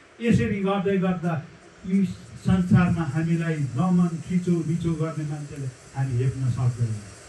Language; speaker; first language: Nepali; non-native, local second language; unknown